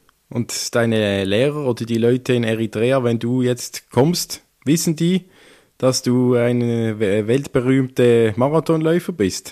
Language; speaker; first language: German; native; German